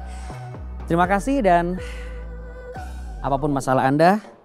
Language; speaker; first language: Indonesian; native; Indonesian